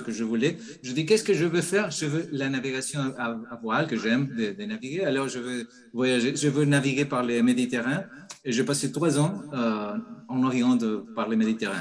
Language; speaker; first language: French; non-native, fluent; Spanish